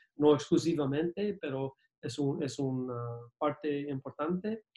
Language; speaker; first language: Spanish; non-native, fluent; English